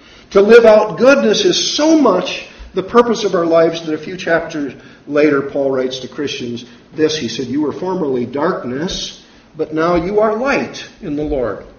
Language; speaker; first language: English; native; English